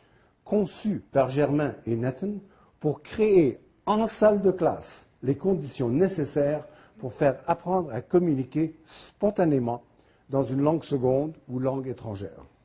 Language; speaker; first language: French; native; French